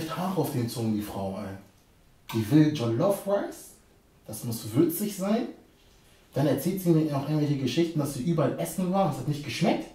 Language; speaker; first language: German; early bilingual, other home language; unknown